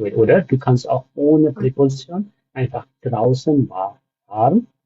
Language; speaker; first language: German; non-native, fluent; Amharic